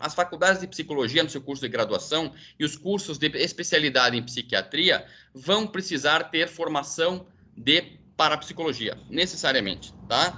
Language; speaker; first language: Portuguese; native; Portuguese